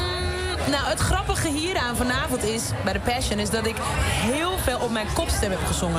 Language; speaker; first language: Dutch; native; Dutch